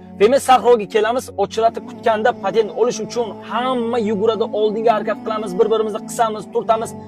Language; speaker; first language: Uzbek; non-native, local second language; Tajik